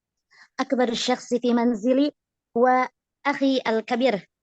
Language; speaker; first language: Arabic; non-native, learner; Sundanese